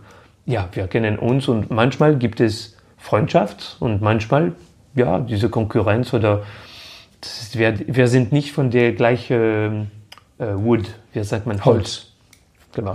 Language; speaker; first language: German; non-native, fluent; French